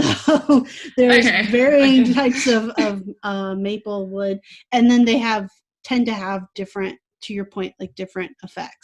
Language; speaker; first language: English; native; English